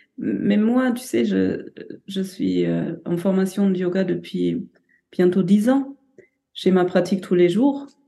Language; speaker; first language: French; non-native, fluent; German